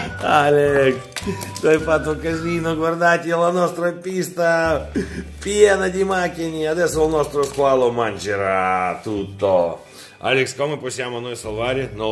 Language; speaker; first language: Italian; non-native, fluent; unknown